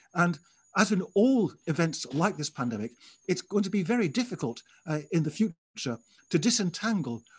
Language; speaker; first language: English; native; English